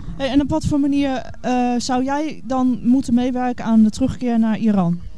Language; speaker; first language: Dutch; native; Dutch